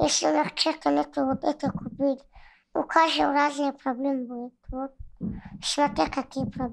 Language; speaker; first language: Russian; non-native, local second language; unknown